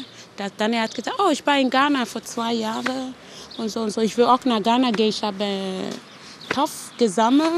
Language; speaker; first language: German; non-native, learner; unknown